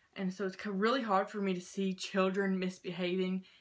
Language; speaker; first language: English; native; English